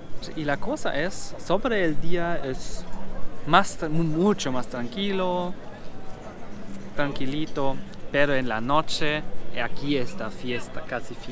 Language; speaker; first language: Spanish; non-native, learner; German